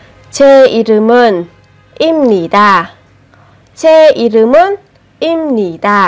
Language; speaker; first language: Korean; non-native, fluent; Vietnamese